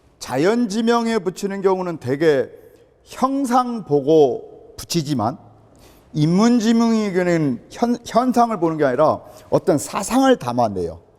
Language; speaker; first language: Korean; native; Korean